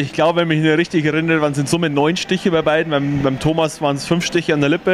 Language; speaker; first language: German; native; German